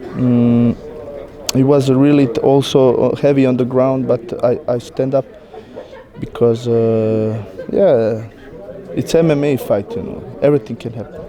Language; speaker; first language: English; non-native, learner; Croatian